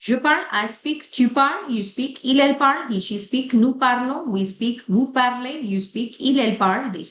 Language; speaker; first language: French; non-native, fluent; Hindi